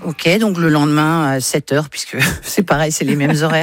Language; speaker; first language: French; native; French